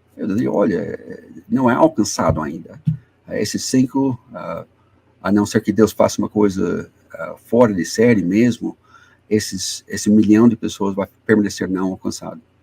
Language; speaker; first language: Portuguese; non-native, fluent; English